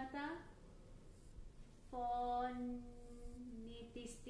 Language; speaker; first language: Greek; early bilingual, heritage; English